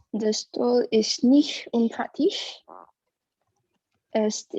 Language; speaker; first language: German; non-native, learner; Indonesian